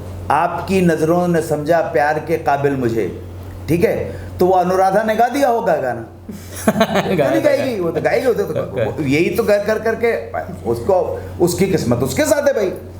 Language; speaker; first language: Hindi; native; Hindi